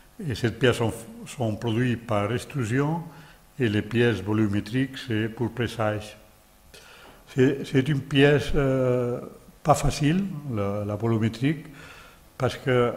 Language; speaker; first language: French; non-native, learner; Catalan